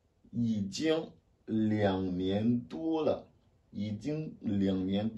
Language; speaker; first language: Chinese; non-native, learner; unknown